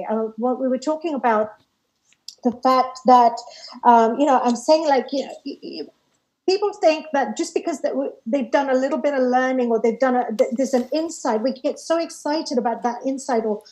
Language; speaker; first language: English; native; English